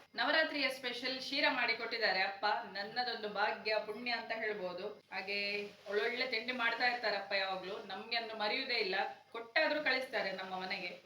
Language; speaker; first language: Kannada; native; Kannada